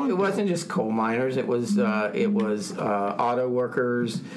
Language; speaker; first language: English; native; English